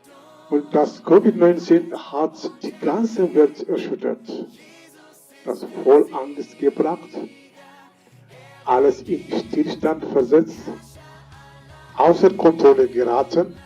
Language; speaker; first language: German; non-native, learner; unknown